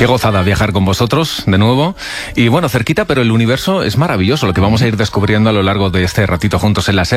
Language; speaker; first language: Spanish; native; Spanish